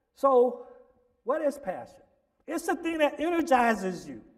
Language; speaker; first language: English; native; English